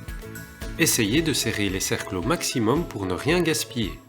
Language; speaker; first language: French; native; French